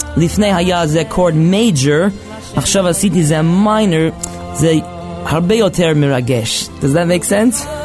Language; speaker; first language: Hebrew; non-native, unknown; English